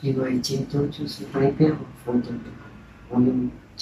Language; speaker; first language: Chinese; non-native, fluent; Czech